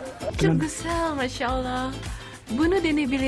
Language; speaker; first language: Turkish; non-native, learner; Indonesian